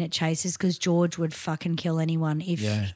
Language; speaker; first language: English; native; English